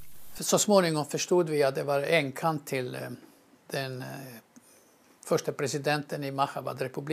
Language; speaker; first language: Swedish; non-native, fluent; Croatian